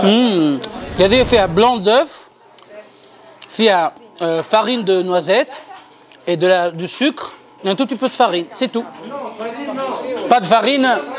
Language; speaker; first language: French; non-native, local second language; Arabic